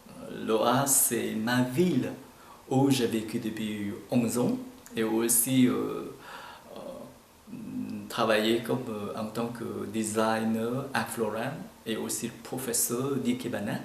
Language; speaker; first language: French; non-native, fluent; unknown